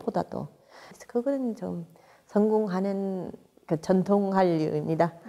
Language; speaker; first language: Korean; non-native, fluent; English